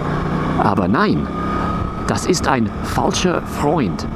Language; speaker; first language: German; non-native, fluent; English